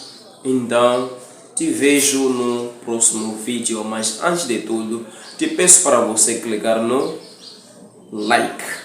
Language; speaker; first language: Portuguese; non-native, local second language; Tsonga